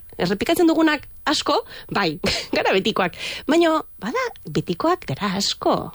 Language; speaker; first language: Basque; non-native, local second language; Spanish